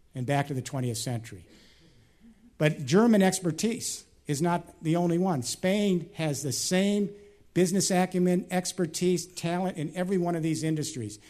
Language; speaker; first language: English; native; English